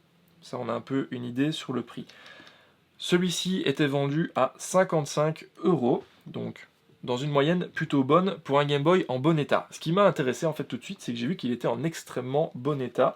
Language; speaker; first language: French; native; French